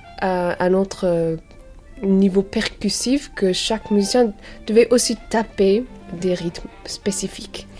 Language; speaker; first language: French; non-native, learner; English